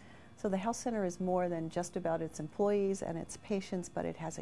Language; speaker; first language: English; native; English